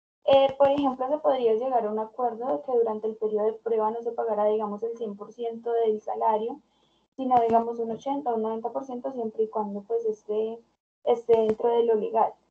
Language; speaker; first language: Spanish; native; Spanish